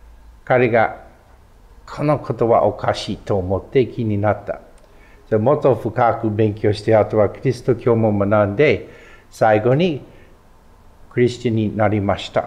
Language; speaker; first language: Japanese; non-native, fluent; English